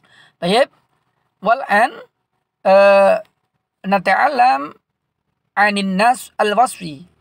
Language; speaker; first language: Arabic; non-native, fluent; Indonesian